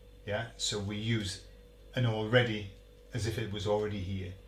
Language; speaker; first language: English; native; English